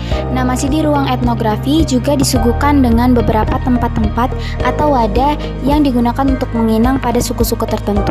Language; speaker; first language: Indonesian; native; Indonesian